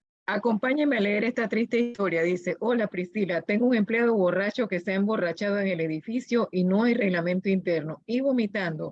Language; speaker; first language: Spanish; native; Spanish